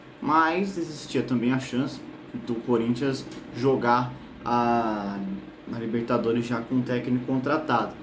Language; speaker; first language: Portuguese; native; Portuguese